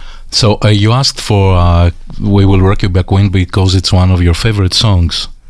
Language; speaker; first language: English; non-native, fluent; Greek